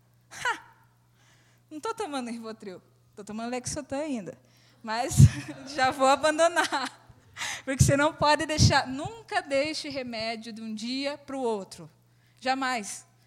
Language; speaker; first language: Portuguese; native; Portuguese